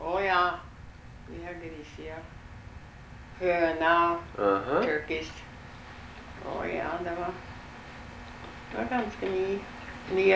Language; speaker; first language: Norwegian; early bilingual, heritage; Norwegian